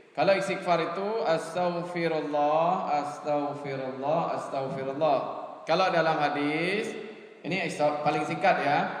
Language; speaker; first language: Malay; non-native, local second language; Achinese